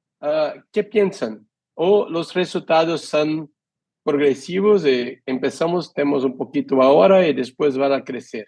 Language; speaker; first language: Spanish; non-native, fluent; Portuguese